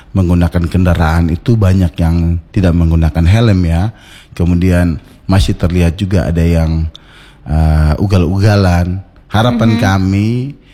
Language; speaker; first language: Indonesian; native; Indonesian